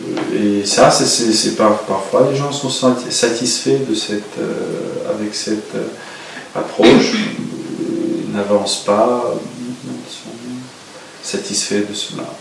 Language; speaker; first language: French; non-native, fluent; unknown